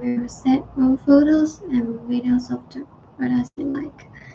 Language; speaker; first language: English; non-native, learner; Chinese